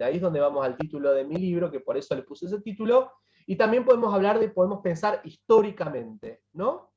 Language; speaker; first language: Spanish; native; Spanish